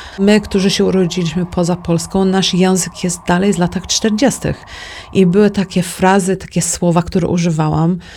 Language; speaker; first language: Polish; early bilingual, heritage; Polish